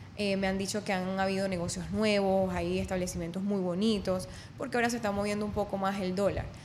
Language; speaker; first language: Spanish; native; Spanish